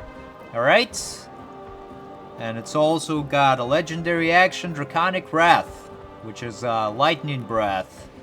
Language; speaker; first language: English; native; English